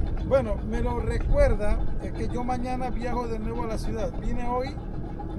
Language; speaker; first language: Spanish; native; Spanish